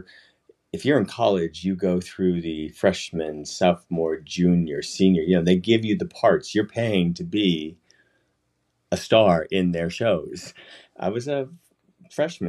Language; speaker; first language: English; native; English